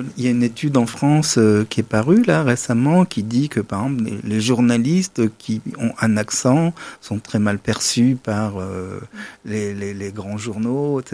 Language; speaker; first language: French; native; French